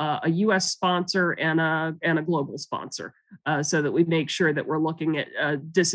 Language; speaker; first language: English; native; English